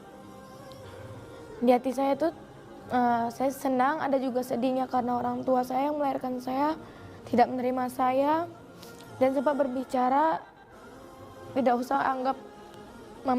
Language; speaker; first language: Indonesian; native; Indonesian